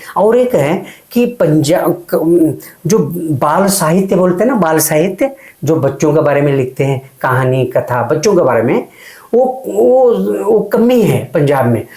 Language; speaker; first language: Hindi; non-native, local second language; Kannada